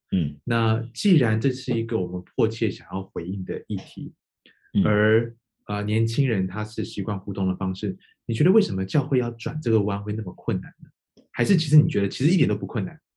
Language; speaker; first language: Chinese; native; Chinese